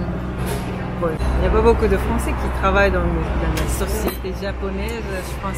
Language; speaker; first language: French; non-native, fluent; Japanese